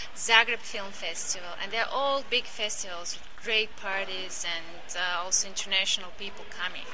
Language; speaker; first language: English; non-native, fluent; Croatian